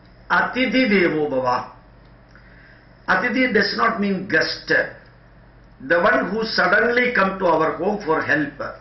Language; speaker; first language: English; non-native, local second language; Malayalam